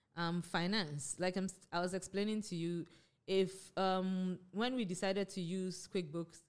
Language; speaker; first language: English; non-native, local second language; Akan